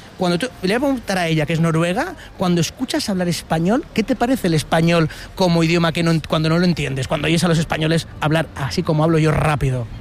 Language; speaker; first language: Spanish; native; Spanish